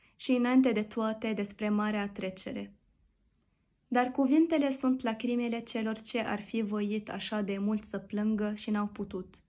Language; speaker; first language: Romanian; non-native, learner; Arabic